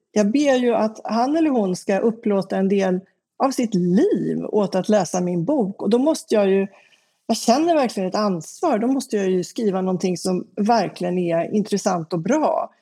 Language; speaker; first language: Swedish; native; Swedish